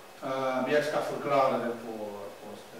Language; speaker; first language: Swedish; non-native, learner; Dutch